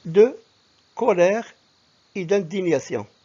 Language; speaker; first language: French; non-native, local second language; Arabic